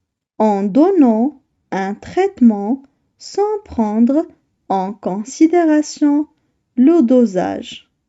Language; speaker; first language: French; non-native, local second language; Arabic